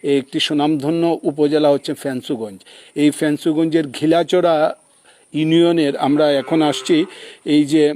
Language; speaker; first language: Bangla; native; Bangla